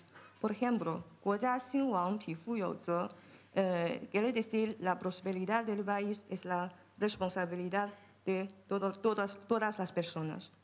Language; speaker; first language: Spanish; non-native, fluent; Chinese